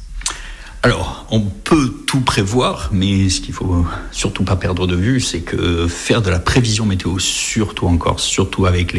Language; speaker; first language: French; native; French